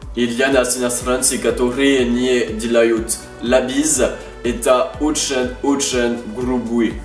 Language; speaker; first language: Russian; non-native, learner; French